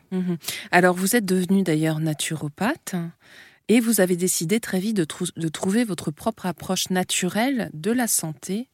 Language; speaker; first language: French; native; French